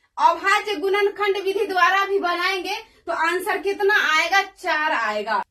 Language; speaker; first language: Hindi; native; Hindi